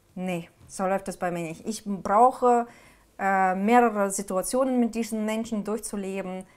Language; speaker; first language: German; non-native, fluent; Ukrainian